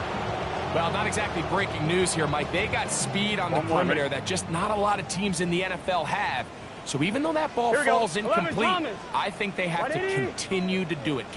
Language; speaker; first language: English; native; English